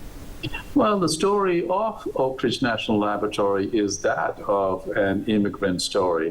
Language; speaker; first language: English; non-native, local second language; Malayalam